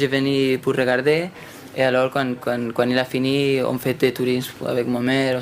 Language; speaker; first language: French; non-native, fluent; Spanish